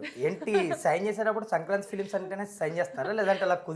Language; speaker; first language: Telugu; native; Telugu